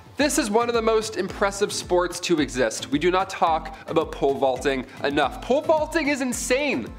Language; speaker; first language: English; native; English